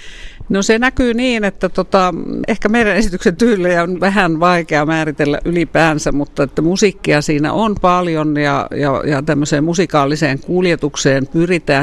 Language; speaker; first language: Finnish; native; Finnish